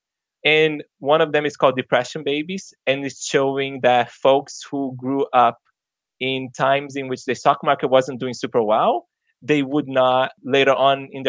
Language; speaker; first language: English; non-native, fluent; Portuguese